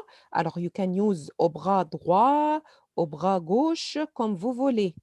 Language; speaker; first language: French; non-native, fluent; Arabic